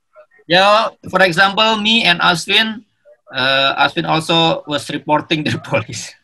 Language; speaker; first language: English; non-native, learner; Indonesian